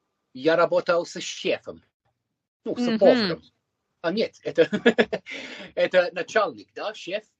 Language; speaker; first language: Russian; non-native, learner; English